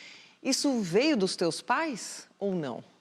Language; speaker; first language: Portuguese; native; Portuguese